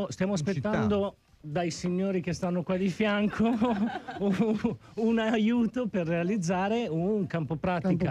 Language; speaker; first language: Italian; native; Italian